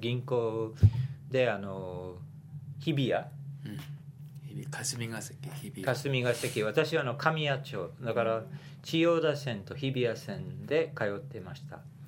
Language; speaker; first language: Japanese; non-native, fluent; English